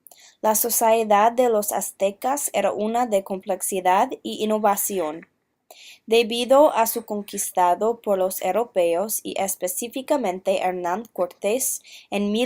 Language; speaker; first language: Spanish; non-native, learner; English